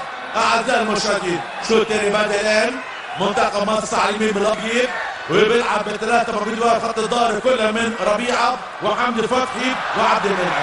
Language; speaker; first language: Arabic; native; Arabic